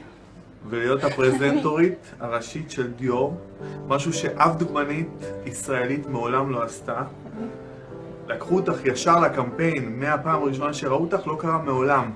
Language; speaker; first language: Hebrew; native; Hebrew